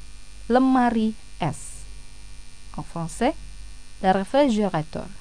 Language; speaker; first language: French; non-native, fluent; Indonesian